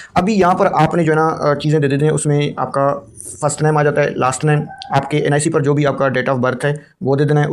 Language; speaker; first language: Urdu; non-native, local second language; Punjabi